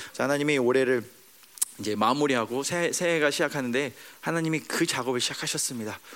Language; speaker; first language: Korean; early bilingual, heritage; Korean